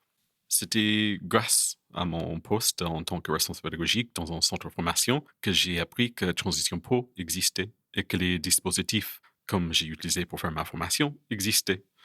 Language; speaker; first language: French; non-native, fluent; English